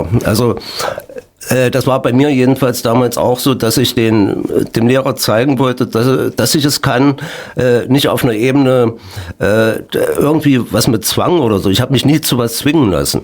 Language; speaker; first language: German; native; German